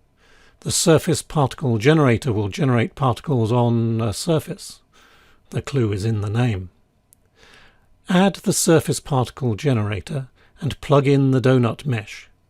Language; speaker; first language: English; native; English